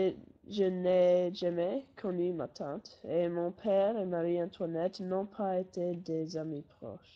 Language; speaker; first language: French; non-native, learner; English